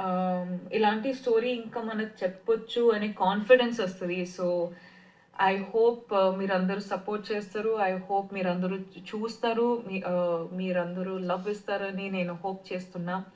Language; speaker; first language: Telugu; non-native, fluent; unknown